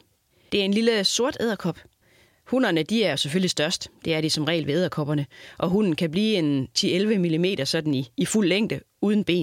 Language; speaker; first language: Danish; native; Danish